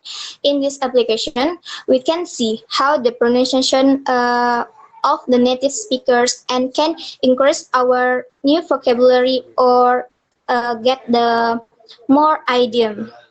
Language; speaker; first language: English; non-native, learner; Indonesian